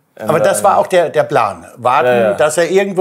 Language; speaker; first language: German; native; German